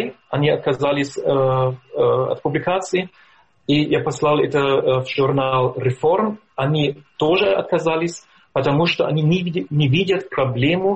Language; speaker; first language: Russian; non-native, fluent; German